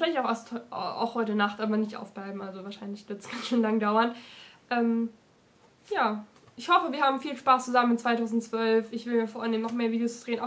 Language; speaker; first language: German; native; German